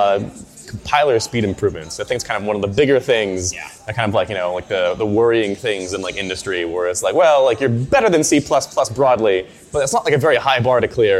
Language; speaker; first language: English; native; English